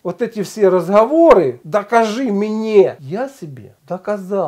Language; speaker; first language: Russian; native; Russian